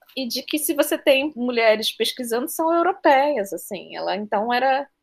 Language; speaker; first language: Portuguese; native; Portuguese